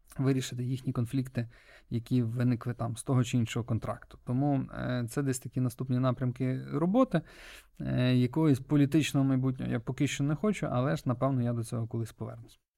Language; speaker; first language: Ukrainian; native; Ukrainian